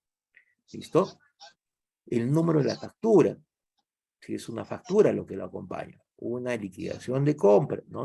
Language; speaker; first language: Spanish; native; Spanish